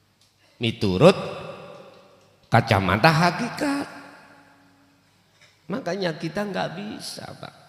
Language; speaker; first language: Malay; non-native, local second language; Javanese